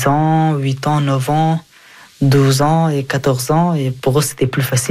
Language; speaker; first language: French; non-native, fluent; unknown